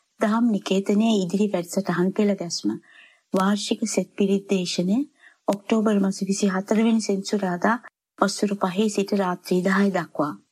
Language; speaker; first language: Sinhala; native; Sinhala